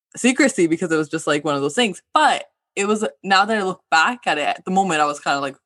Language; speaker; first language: English; early bilingual, other home language; Hindi